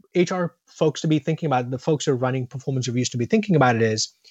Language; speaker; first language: English; non-native, local second language; Tamil